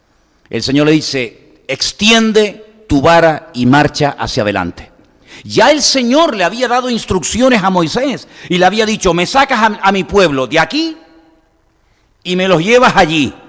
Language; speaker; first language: Spanish; native; Spanish